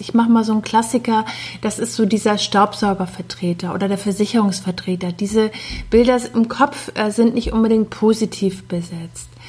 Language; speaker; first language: German; native; German